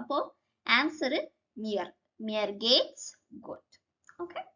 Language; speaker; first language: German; non-native, learner; Malayalam